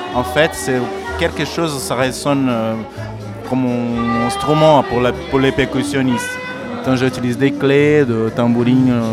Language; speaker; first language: French; non-native, learner; Portuguese